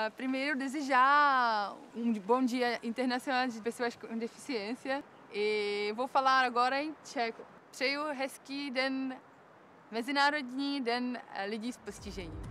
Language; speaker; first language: Portuguese; non-native, fluent; Czech